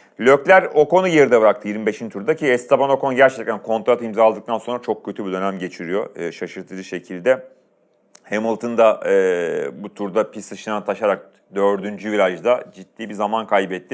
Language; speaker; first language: Turkish; native; Turkish